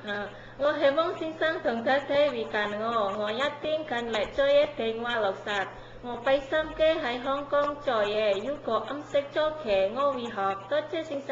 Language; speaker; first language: Cantonese; non-native, learner; Indonesian